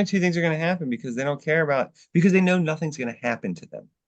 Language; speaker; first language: English; native; English